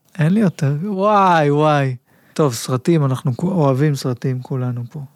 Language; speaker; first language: Hebrew; native; Hebrew